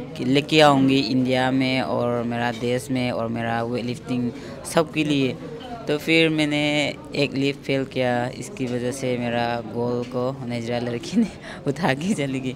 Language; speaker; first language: Hindi; non-native, local second language; Manipuri